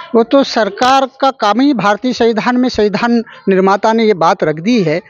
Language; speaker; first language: Hindi; native; Hindi